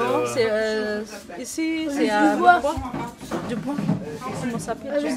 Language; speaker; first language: French; non-native, learner; Amharic